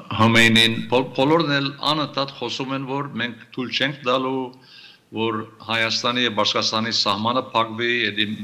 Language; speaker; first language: Armenian; early bilingual, heritage; Armenian